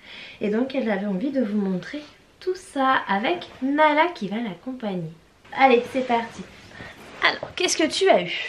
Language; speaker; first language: French; native; French